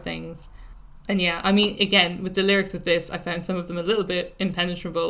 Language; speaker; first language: English; native; English